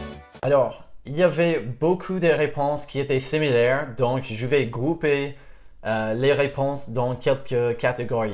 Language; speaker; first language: French; non-native, fluent; English